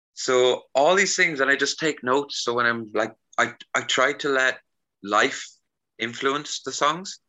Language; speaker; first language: English; native; English